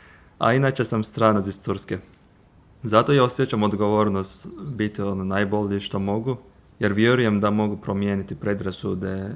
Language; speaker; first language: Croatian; non-native, fluent; Turkish